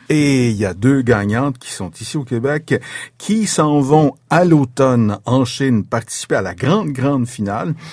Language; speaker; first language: French; native; French